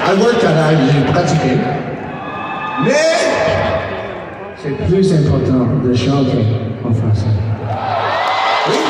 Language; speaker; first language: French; non-native, learner; English